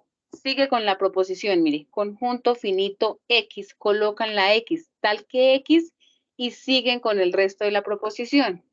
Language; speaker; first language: Spanish; native; Spanish